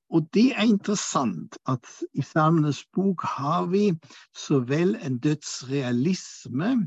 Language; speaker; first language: Norwegian; non-native, fluent; German